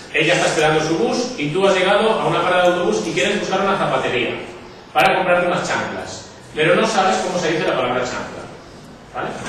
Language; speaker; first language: Spanish; native; Spanish